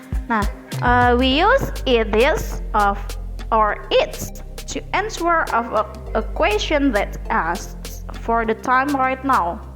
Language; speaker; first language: English; non-native, learner; Indonesian